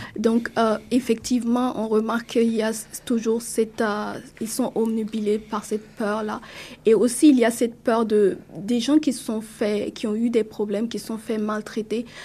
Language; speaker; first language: French; non-native, local second language; Mossi